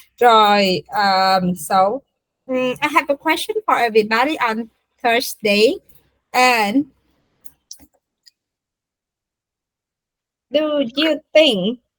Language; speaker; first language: English; non-native, fluent; Vietnamese